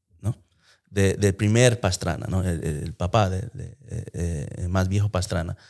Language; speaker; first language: Spanish; early bilingual, heritage; Spanish